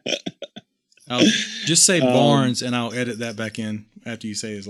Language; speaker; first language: English; native; English